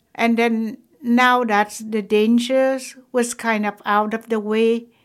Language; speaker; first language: English; non-native, fluent; Vietnamese